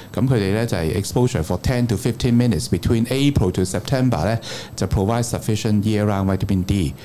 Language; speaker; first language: English; non-native, local second language; Cantonese